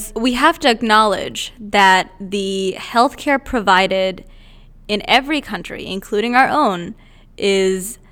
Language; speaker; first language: English; native; English